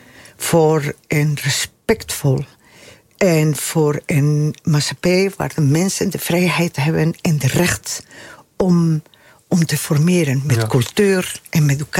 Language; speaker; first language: Dutch; non-native, fluent; Spanish